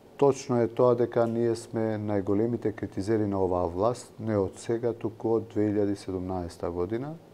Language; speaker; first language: Macedonian; non-native, local second language; Albanian